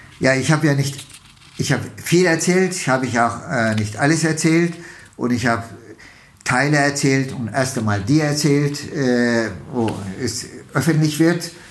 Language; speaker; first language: German; non-native, fluent; Turkish